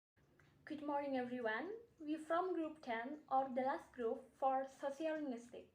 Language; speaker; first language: English; non-native, learner; Indonesian